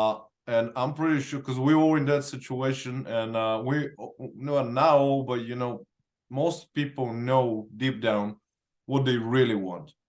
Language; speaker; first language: English; non-native, fluent; Bulgarian